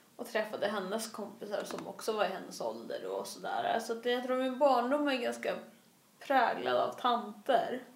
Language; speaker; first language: Swedish; early bilingual, other home language; Russian